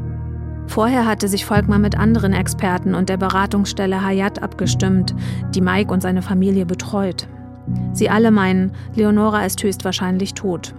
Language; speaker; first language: German; native; German